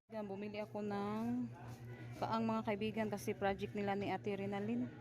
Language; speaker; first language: Filipino; non-native, local second language; Cebuano